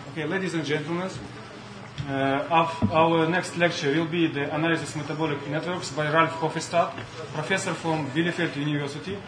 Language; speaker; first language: English; non-native, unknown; Russian